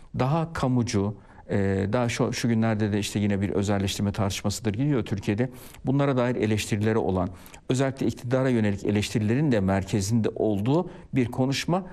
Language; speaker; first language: Turkish; early bilingual, heritage; Turkish